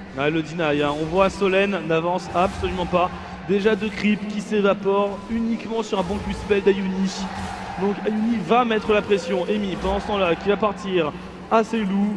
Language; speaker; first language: French; native; French